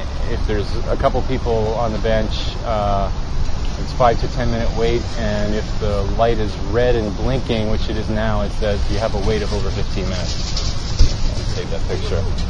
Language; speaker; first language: English; native; English